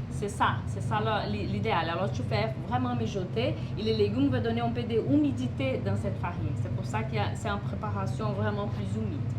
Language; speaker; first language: French; non-native, fluent; Portuguese